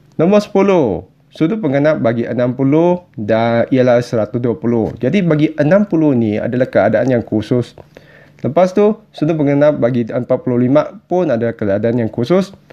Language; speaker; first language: Malay; non-native, local second language; Chinese